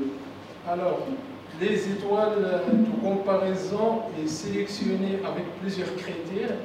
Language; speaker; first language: French; non-native, local second language; Arabic